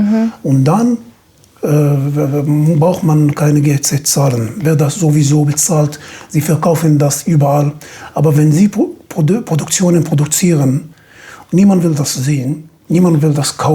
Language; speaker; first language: German; non-native, fluent; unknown